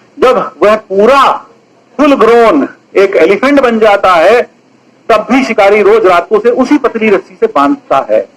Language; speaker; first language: Hindi; native; Hindi